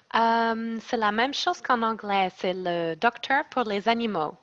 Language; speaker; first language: French; non-native, learner; English